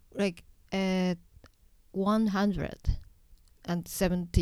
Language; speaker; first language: English; non-native, learner; Japanese